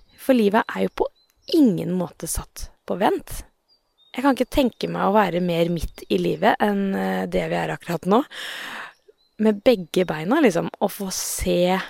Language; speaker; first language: Norwegian; native; Norwegian